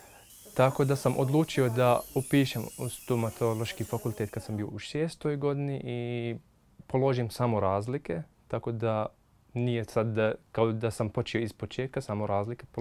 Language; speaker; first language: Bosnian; non-native, fluent; Arabic